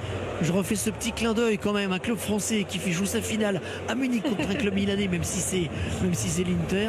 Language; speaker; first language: French; native; French